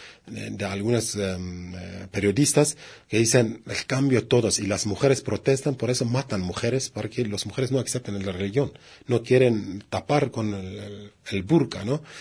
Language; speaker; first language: Spanish; non-native, learner; Kurdish